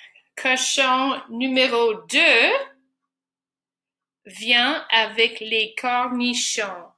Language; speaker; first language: French; non-native, fluent; English